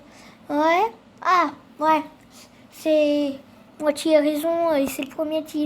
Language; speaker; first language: French; native; French